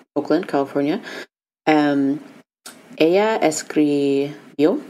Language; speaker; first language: Spanish; non-native, learner; English